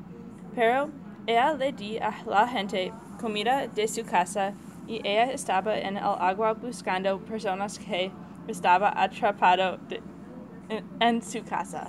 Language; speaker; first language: Spanish; non-native, learner; English